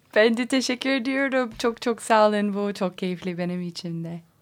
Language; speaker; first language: Turkish; non-native, learner; English